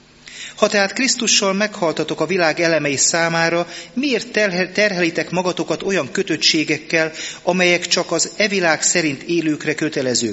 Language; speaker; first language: Hungarian; native; Hungarian